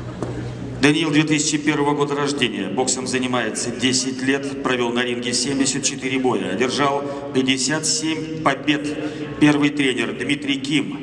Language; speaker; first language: Russian; native; Russian